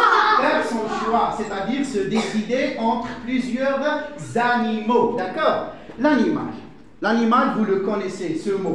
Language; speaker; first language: French; non-native, fluent; Arabic